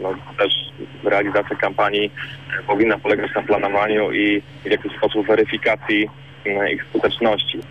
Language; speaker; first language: Polish; native; Polish